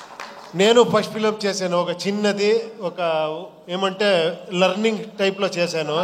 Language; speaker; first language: Telugu; non-native, fluent; Kannada